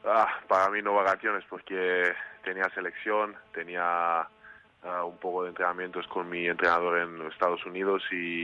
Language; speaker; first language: Spanish; non-native, learner; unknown